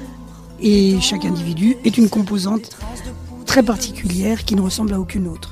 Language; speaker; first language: French; early bilingual, other home language; Spanish